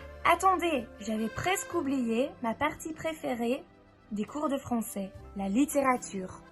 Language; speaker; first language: French; non-native, fluent; Dutch